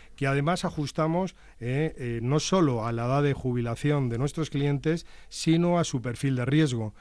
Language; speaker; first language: Spanish; native; Spanish